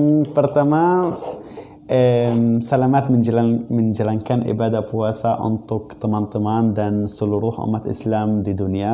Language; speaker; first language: Indonesian; non-native, learner; Arabic